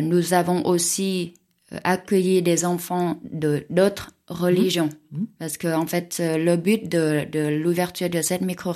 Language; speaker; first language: French; non-native, fluent; Vietnamese